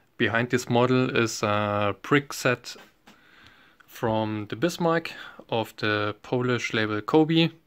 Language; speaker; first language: English; non-native, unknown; German